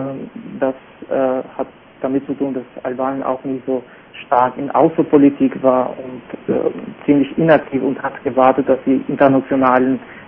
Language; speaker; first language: German; non-native, fluent; Albanian